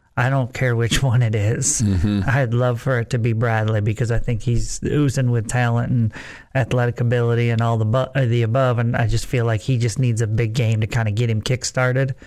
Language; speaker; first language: English; native; English